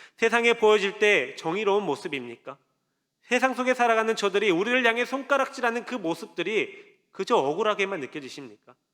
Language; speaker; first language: Korean; native; Korean